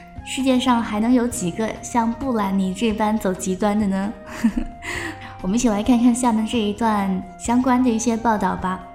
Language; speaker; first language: Chinese; native; Chinese